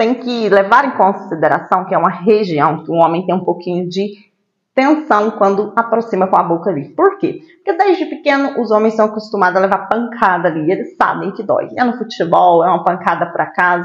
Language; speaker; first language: Portuguese; native; Portuguese